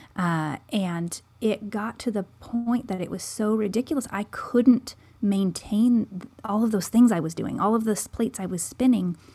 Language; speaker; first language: English; native; English